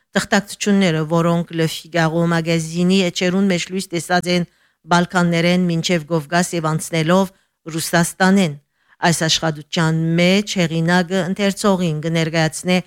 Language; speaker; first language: Armenian; early bilingual, heritage; Armenian